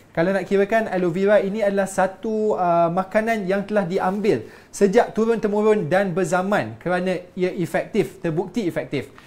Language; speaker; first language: Malay; native; Malay